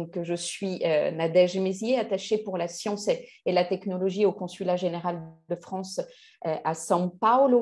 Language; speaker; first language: French; native; French